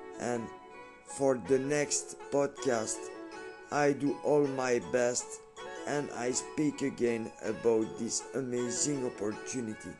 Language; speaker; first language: English; non-native, learner; French